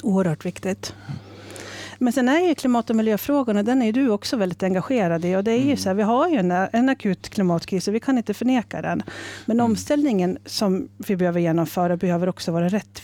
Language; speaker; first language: Swedish; native; Swedish